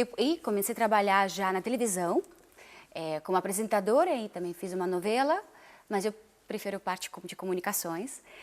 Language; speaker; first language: Portuguese; non-native, fluent; Russian